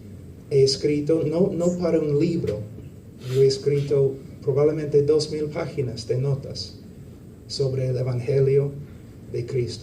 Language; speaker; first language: Spanish; non-native, fluent; English